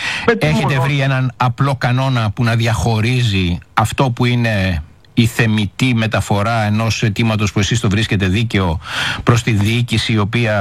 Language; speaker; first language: Greek; native; Greek